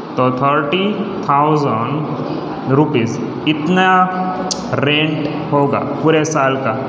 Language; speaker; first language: Hindi; non-native, local second language; Gujarati